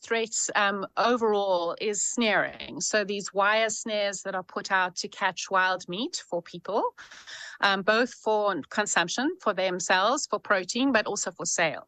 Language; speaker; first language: English; native; English